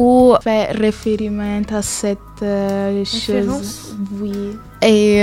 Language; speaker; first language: French; non-native, learner; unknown